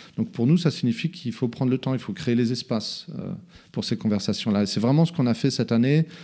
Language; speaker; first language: French; native; French